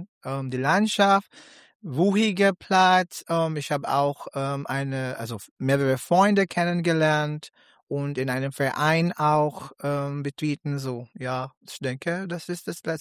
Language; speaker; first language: German; non-native, learner; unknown